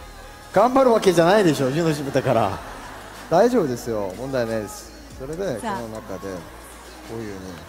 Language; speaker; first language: Japanese; non-native, fluent; Korean